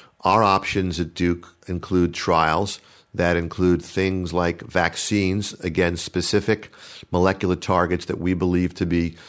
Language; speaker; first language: English; native; English